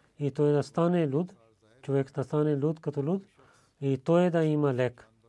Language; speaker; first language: Bulgarian; non-native, learner; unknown